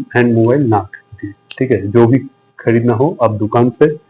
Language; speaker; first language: Hindi; non-native, local second language; Bangla